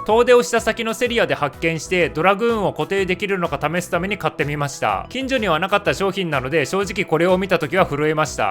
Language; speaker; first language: Japanese; native; Japanese